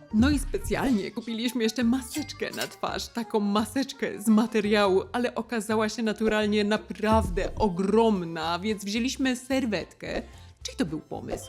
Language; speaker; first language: Polish; non-native, fluent; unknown